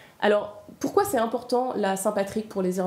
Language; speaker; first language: French; native; French